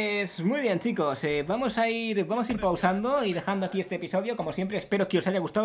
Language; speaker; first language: Spanish; native; Spanish